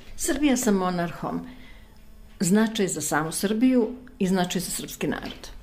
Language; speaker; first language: Serbian; native; Serbian